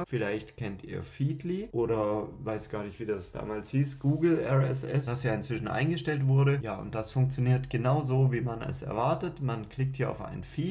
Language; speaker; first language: German; native; German